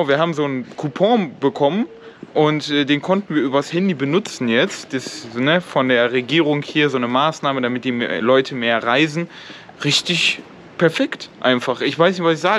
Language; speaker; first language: German; native; German